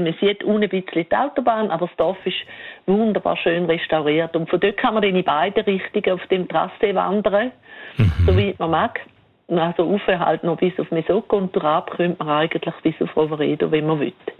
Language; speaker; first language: German; native; German